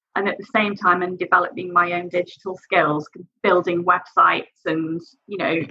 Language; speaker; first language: English; native; English